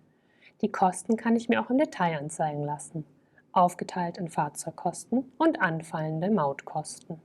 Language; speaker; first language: German; native; German